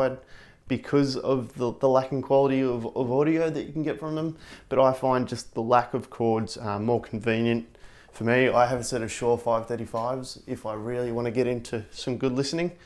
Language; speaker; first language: English; native; English